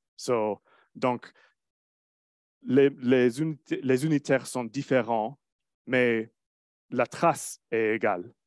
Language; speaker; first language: French; non-native, learner; English